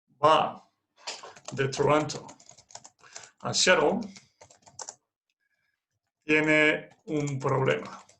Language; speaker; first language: Spanish; non-native, fluent; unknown